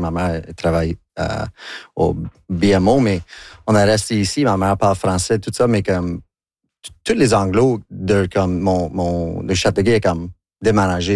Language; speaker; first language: French; non-native, local second language; English